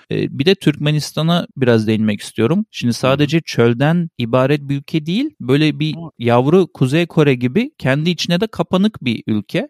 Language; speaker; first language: Turkish; native; Turkish